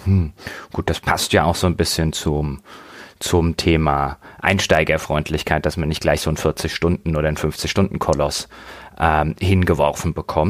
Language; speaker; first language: German; native; German